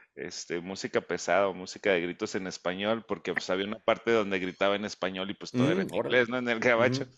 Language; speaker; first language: Spanish; early bilingual, heritage; Spanish